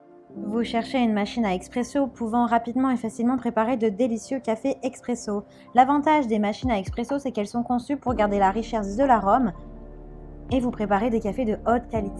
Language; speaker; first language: French; native; French